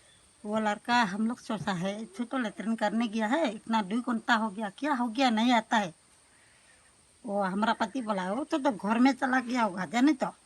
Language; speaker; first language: Hindi; non-native, local second language; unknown